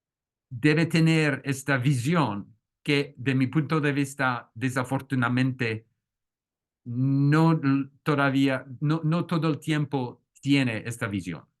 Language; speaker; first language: Spanish; non-native, fluent; French